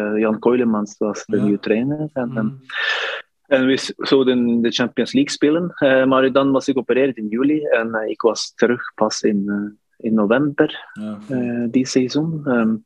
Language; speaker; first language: Dutch; non-native, fluent; Norwegian